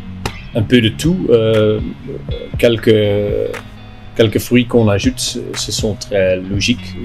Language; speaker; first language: French; non-native, local second language; Dutch